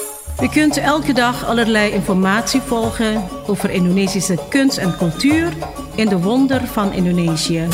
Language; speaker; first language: Dutch; non-native, fluent; Indonesian